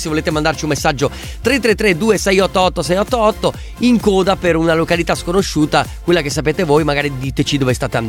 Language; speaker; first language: Italian; native; Italian